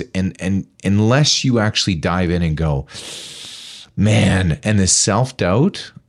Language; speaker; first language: English; native; English